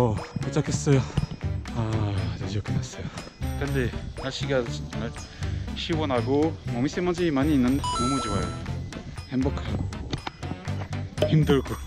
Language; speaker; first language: Korean; non-native, learner; French